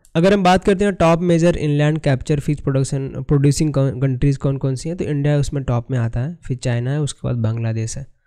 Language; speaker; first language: Hindi; native; Hindi